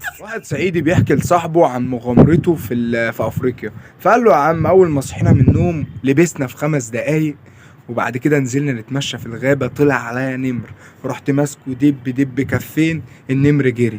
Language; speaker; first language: Arabic; native; Arabic